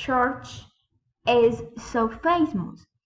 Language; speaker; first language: English; non-native, learner; Spanish